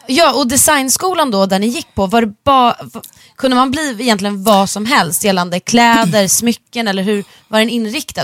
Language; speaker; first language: Swedish; native; Swedish